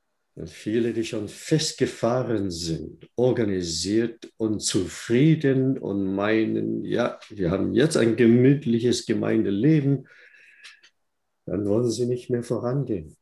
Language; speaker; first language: German; non-native, fluent; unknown